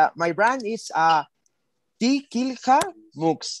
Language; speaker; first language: English; non-native, learner; Spanish